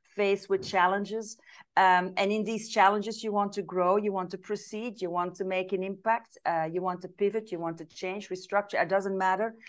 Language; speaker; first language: English; non-native, fluent; Dutch